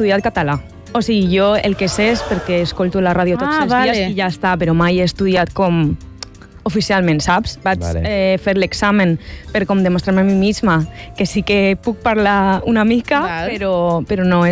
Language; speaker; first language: Catalan; non-native, local second language; Spanish